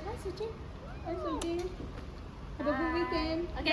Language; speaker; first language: English; non-native, fluent; Korean